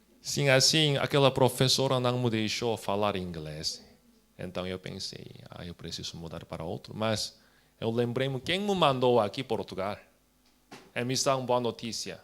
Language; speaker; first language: Portuguese; non-native, fluent; Korean